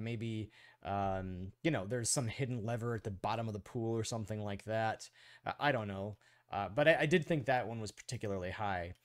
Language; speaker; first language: English; native; English